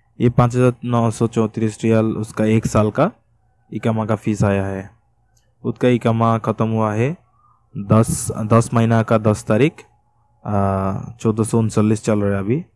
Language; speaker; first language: Hindi; non-native, fluent; Bangla